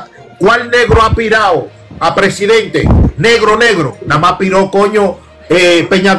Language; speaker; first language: Spanish; native; Spanish